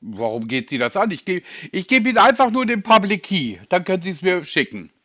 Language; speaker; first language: German; native; German